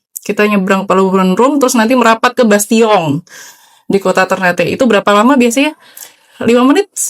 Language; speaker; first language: Indonesian; native; Indonesian